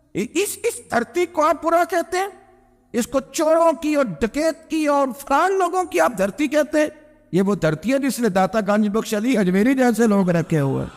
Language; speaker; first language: Urdu; non-native, local second language; Punjabi